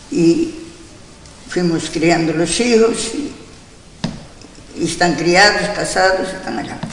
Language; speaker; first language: Spanish; non-native, local second language; Galician